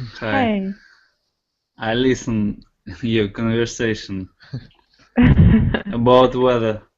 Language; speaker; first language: English; non-native, learner; Russian